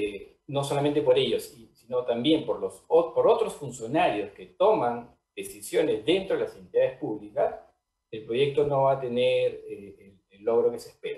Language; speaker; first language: Spanish; native; Spanish